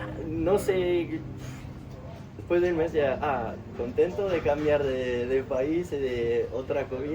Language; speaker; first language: Spanish; non-native, fluent; French